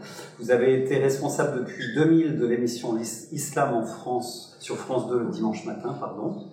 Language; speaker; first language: French; native; French